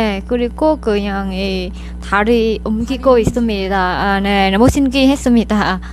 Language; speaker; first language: Korean; non-native, learner; Vietnamese